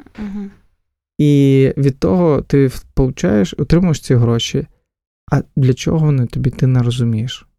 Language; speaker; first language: Ukrainian; non-native, local second language; Russian